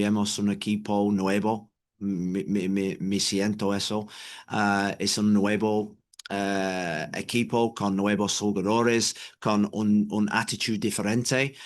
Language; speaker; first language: Spanish; non-native, learner; English